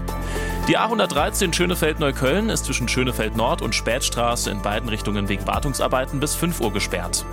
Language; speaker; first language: German; native; German